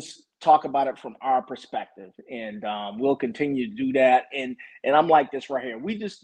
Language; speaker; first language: English; native; English